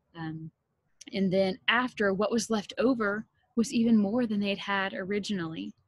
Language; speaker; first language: English; native; English